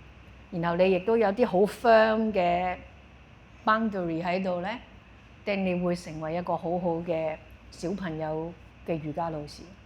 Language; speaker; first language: Cantonese; native; Cantonese